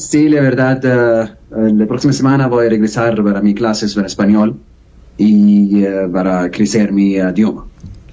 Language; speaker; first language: Spanish; non-native, learner; Arabic